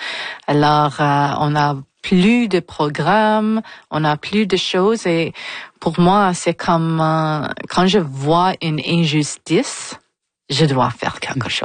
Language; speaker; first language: French; non-native, local second language; English